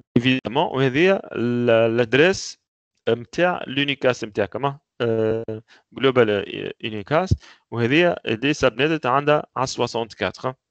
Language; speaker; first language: French; non-native, local second language; Arabic